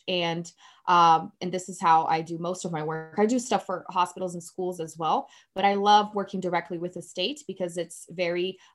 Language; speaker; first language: English; non-native, fluent; Portuguese